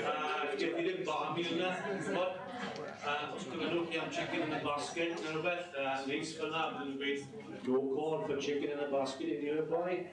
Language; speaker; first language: Welsh; native; Welsh